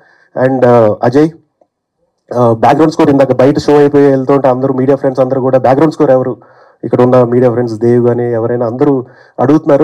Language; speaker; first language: Telugu; native; Telugu